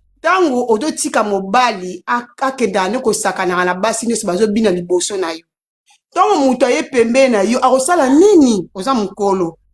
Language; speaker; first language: Lingala; non-native, local second language; Kongo